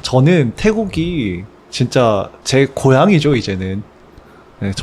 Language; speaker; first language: Korean; native; Korean